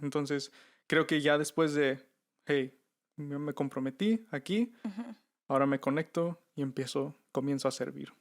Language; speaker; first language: Spanish; early bilingual, heritage; Spanish